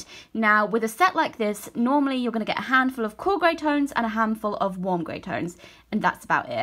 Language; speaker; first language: English; native; English